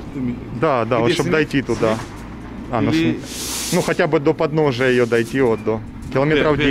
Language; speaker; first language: Russian; native; Russian